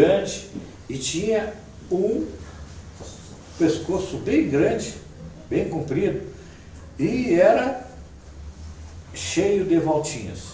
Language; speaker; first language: Portuguese; native; Portuguese